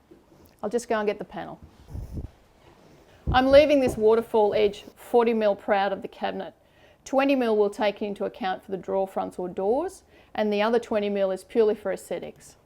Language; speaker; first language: English; native; English